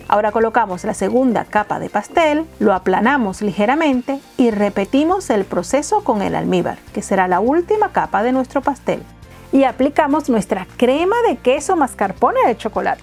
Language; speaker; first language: Spanish; native; Spanish